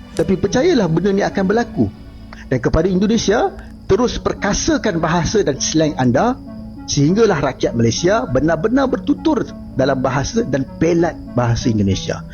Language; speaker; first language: Malay; native; Malay